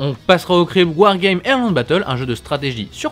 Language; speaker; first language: French; native; French